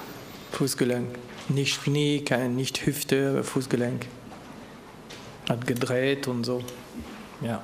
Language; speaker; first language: German; non-native, local second language; French